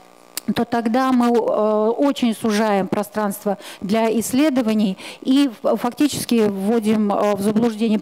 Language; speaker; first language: Russian; native; Russian